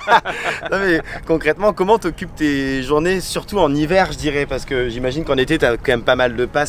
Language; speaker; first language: French; native; French